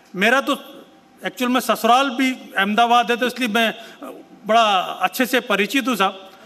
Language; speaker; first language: Hindi; native; Hindi